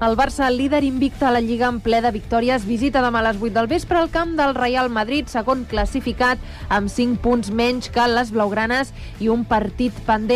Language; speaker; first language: Catalan; native; Catalan